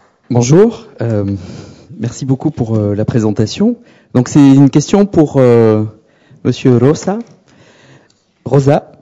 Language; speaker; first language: French; native; French